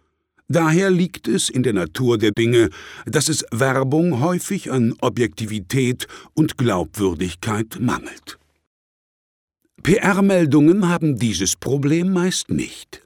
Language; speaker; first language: German; native; German